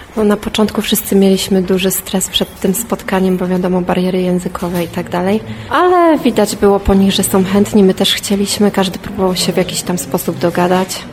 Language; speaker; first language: Polish; native; Polish